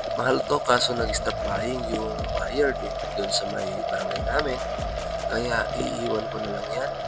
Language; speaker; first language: Filipino; non-native, local second language; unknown